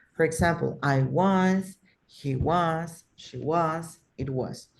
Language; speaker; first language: English; non-native, fluent; Spanish